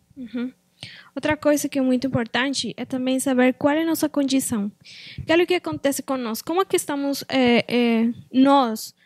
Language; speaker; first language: Portuguese; non-native, fluent; Spanish